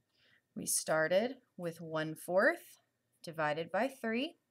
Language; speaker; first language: English; native; English